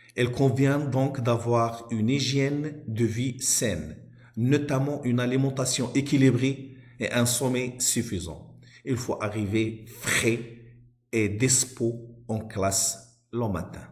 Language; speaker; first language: French; non-native, local second language; Arabic